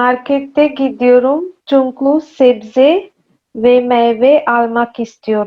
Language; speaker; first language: Turkish; non-native, learner; Urdu